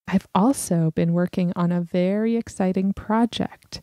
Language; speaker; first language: English; native; English